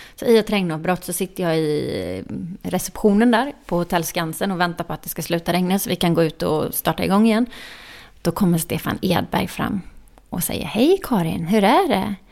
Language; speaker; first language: Swedish; native; Swedish